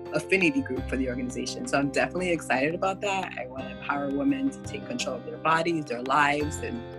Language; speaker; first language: English; non-native, fluent; Haitian Creole